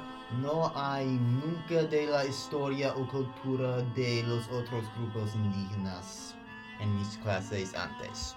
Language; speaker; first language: Spanish; non-native, learner; English